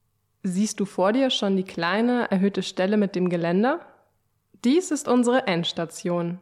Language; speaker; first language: German; native; German